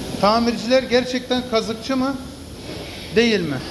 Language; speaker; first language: Turkish; native; Turkish